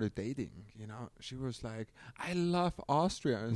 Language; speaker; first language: English; non-native, fluent; German